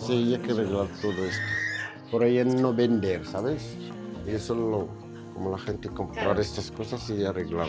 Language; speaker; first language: Spanish; non-native, learner; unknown